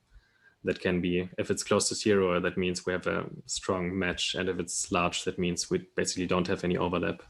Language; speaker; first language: English; non-native, fluent; German